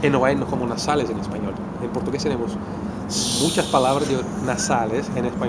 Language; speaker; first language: Spanish; non-native, fluent; Portuguese